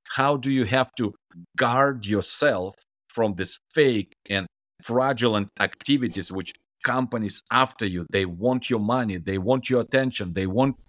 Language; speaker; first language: English; non-native, fluent; Ukrainian